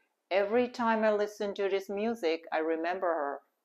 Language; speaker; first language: English; non-native, fluent; Japanese